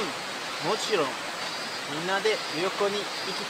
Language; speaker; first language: Japanese; non-native, learner; Malay